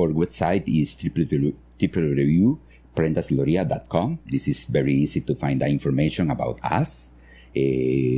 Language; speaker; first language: English; non-native, learner; Spanish